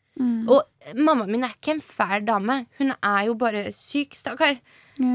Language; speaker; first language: Norwegian; early bilingual, other home language; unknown